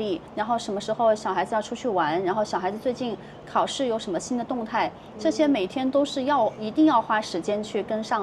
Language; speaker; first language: Chinese; native; Chinese